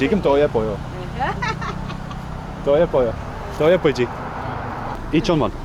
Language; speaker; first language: Korean; non-native, learner; Dutch